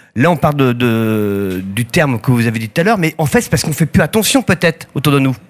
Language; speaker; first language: French; native; French